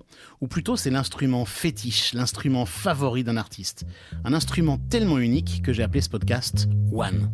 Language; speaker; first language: French; native; French